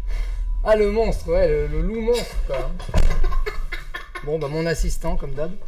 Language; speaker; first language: French; native; French